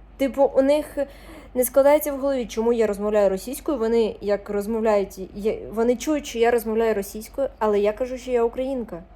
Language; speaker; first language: Ukrainian; non-native, local second language; Russian